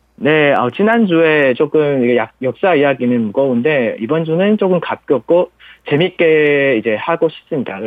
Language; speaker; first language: Korean; non-native, fluent; Chinese